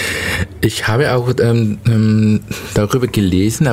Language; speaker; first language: German; non-native, learner; Korean